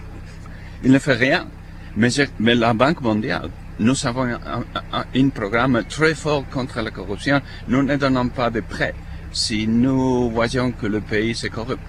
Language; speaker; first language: French; non-native, fluent; Spanish